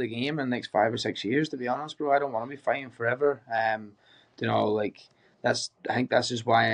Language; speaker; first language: English; native; English